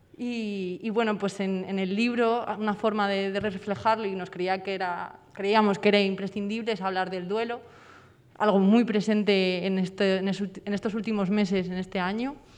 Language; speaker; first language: Spanish; native; Spanish